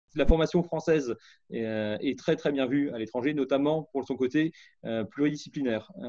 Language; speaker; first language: French; native; French